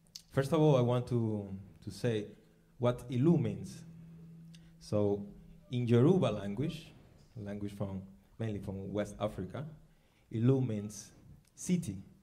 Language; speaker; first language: English; non-native, fluent; Spanish